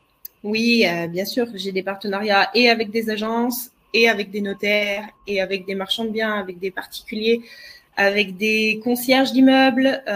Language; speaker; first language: French; native; French